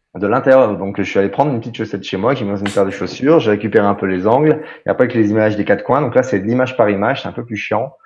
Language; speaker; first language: French; native; French